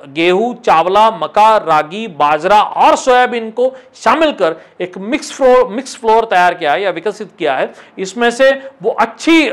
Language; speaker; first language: Hindi; non-native, local second language; Marathi